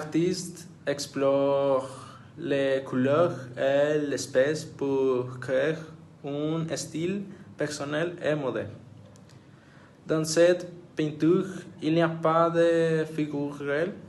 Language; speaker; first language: French; non-native, learner; Spanish